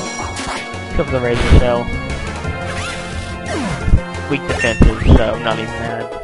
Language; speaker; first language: English; native; English